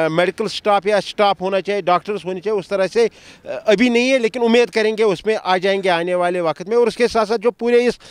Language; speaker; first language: Hindi; non-native, local second language; Kashmiri